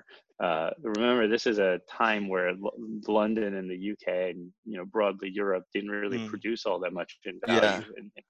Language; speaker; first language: English; native; English